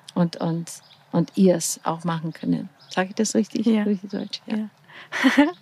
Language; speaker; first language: German; non-native, fluent; English